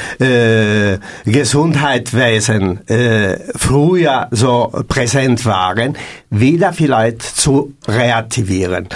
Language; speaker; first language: German; non-native, learner; Italian